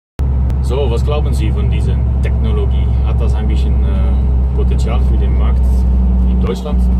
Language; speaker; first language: German; non-native, fluent; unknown